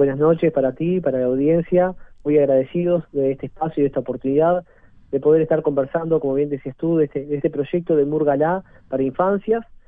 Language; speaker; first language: Spanish; native; Spanish